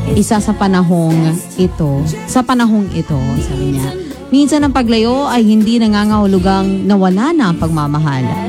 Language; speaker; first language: Filipino; non-native, local second language; Cebuano